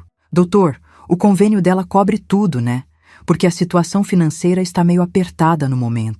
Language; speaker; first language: Portuguese; native; Portuguese